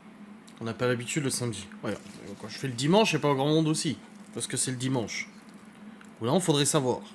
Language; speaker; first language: French; native; French